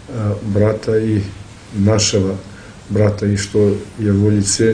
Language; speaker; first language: Russian; non-native, learner; Serbian